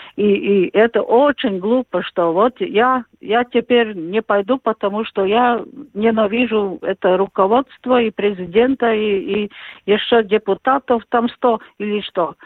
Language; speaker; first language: Russian; non-native, local second language; Latvian